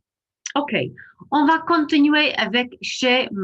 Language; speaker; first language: French; non-native, fluent; English